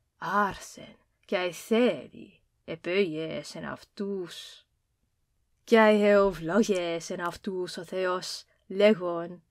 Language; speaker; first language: Greek; non-native, fluent; English